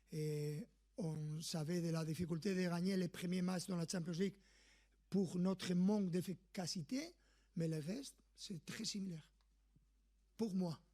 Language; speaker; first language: French; non-native, fluent; Spanish